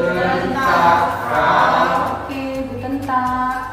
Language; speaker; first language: German; non-native, fluent; Indonesian